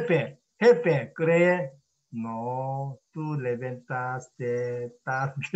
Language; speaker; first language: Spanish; non-native, learner; Korean